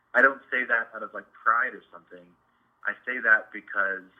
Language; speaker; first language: English; native; English